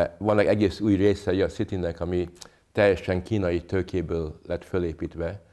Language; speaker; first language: Hungarian; early bilingual, other home language; English